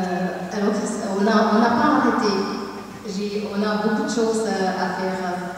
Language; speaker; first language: French; non-native, learner; Tamil